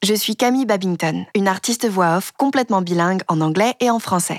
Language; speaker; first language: French; early bilingual, heritage; French